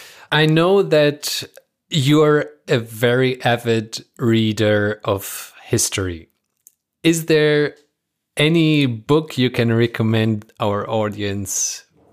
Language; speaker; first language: English; non-native, fluent; Persian